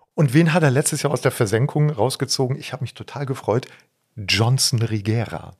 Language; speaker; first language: German; native; German